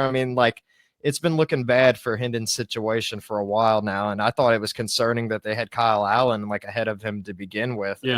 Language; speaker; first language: English; native; English